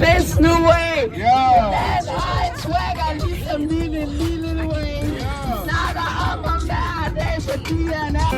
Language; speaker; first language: Danish; native; Danish